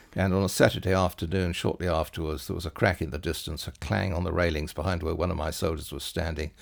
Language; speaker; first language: English; native; English